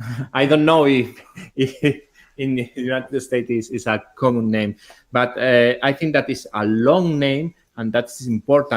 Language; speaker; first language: English; non-native, learner; Spanish